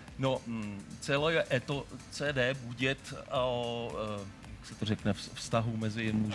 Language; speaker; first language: Russian; non-native, learner; Czech